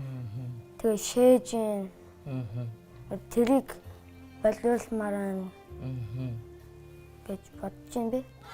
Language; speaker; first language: Mongolian; early bilingual, heritage; Mongolian